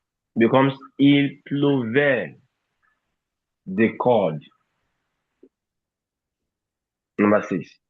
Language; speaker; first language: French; non-native, fluent; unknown